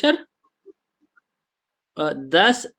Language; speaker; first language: German; non-native, learner; Urdu